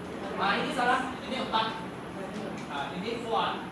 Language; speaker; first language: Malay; non-native, local second language; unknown